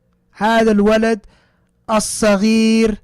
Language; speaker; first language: Arabic; non-native, fluent; English